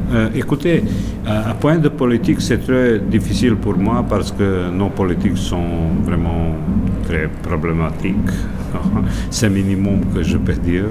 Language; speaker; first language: French; non-native, fluent; Serbian